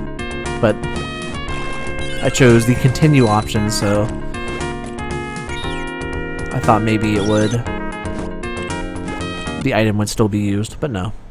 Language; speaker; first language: English; native; English